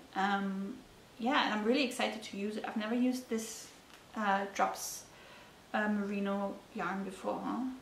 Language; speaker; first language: English; non-native, fluent; German